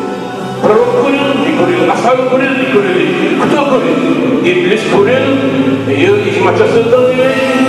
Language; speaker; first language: Russian; non-native, local second language; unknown